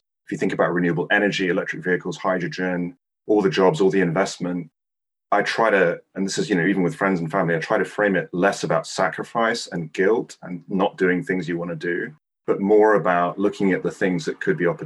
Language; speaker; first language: English; non-native, local second language; Cantonese